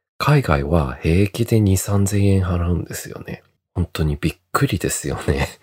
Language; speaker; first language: Japanese; early bilingual, heritage; Japanese